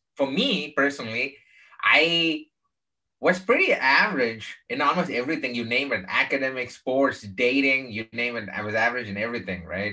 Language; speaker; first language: English; non-native, local second language; Tamil